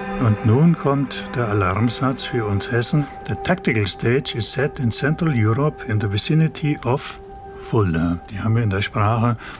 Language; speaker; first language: German; native; German